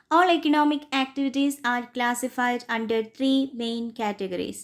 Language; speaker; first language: English; non-native, local second language; Malayalam